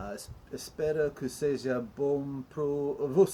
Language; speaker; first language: Portuguese; non-native, learner; English